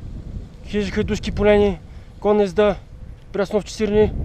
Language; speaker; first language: Bulgarian; native; Bulgarian